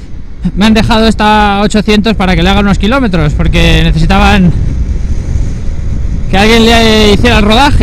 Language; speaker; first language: Spanish; native; Spanish